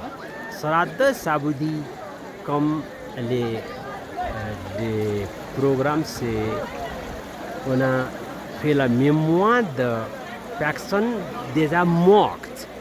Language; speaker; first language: French; non-native, learner; Nepali